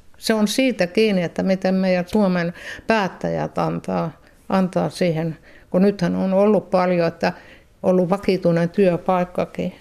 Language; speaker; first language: Finnish; native; Finnish